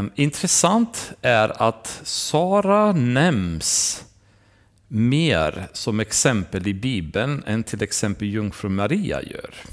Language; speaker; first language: Swedish; non-native, fluent; Romanian